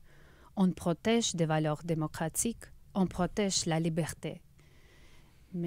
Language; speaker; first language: French; non-native, learner; Ukrainian